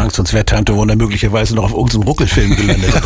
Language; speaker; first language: German; native; German